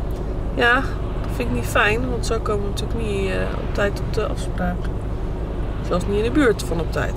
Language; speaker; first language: Dutch; native; Dutch